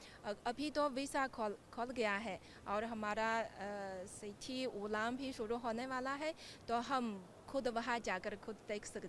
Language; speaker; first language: Hindi; non-native, fluent; Chinese